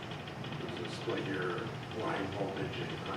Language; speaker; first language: English; native; English